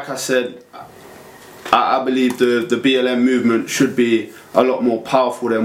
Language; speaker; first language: English; native; English